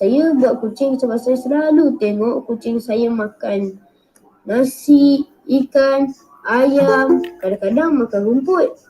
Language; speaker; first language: Malay; native; Malay